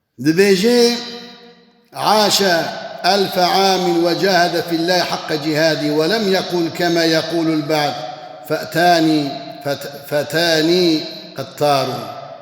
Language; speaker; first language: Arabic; non-native, fluent; Kurdish